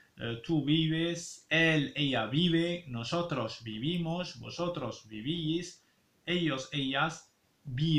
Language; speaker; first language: Spanish; non-native, fluent; Arabic